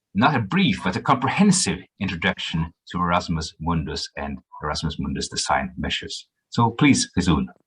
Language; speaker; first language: English; non-native, fluent; Norwegian